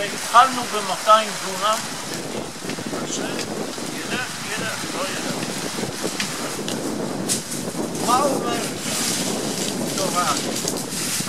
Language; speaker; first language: Hebrew; non-native, fluent; Italian